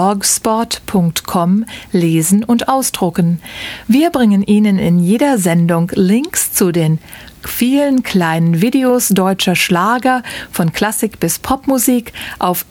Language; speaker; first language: German; native; German